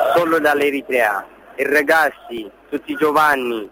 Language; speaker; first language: Italian; non-native, learner; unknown